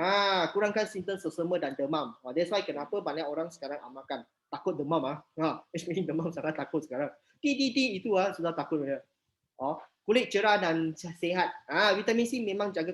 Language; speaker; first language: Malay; non-native, local second language; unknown